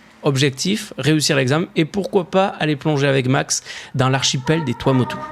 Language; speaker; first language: French; native; French